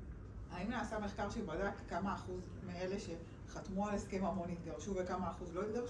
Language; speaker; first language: Hebrew; native; Hebrew